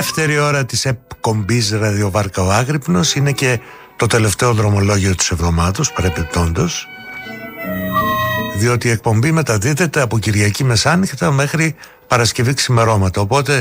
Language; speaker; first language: Greek; native; Greek